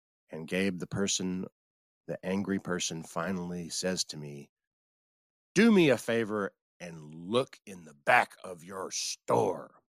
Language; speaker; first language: English; native; English